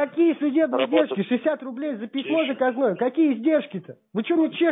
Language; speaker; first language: Russian; native; Russian